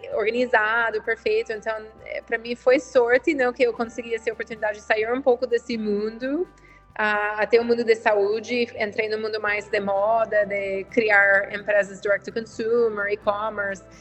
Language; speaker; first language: Portuguese; non-native, fluent; English